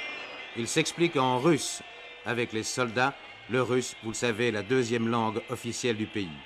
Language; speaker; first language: French; native; French